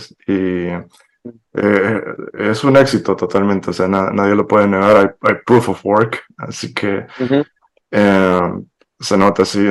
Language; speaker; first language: Spanish; native; Spanish